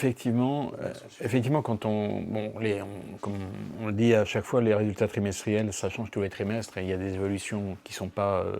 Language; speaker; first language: French; native; French